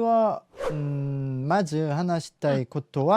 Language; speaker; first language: Japanese; non-native, fluent; Korean